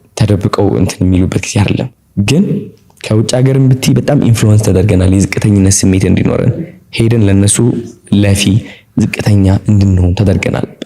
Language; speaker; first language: Amharic; non-native, local second language; Tigrinya